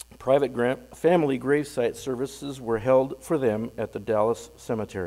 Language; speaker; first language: English; native; English